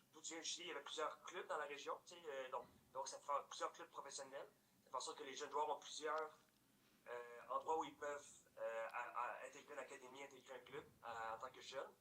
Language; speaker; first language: French; native; French